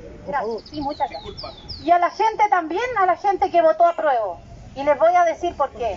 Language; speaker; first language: Spanish; native; Spanish